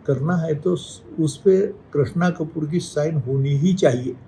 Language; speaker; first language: Hindi; non-native, local second language; Marathi